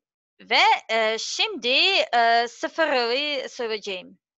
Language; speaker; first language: Turkish; non-native, learner; Serbian